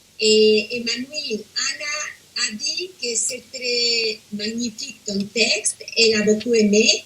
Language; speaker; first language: French; non-native, fluent; Spanish